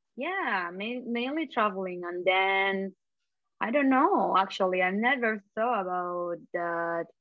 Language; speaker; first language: English; non-native, fluent; Spanish